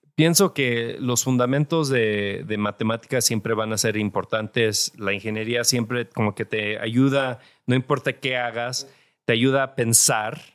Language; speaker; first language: Spanish; native; Spanish